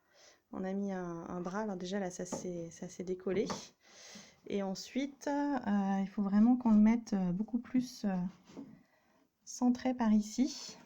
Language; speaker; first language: French; native; French